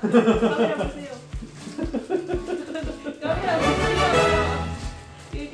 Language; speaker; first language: Korean; non-native, learner; Filipino